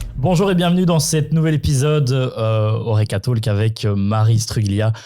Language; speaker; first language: French; native; French